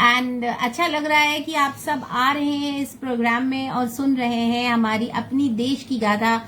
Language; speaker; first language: Hindi; non-native, local second language; Bangla